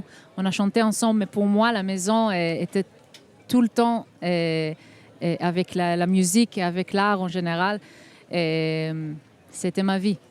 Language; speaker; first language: French; non-native, fluent; Hebrew